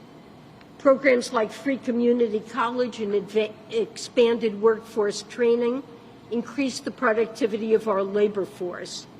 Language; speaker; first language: English; native; English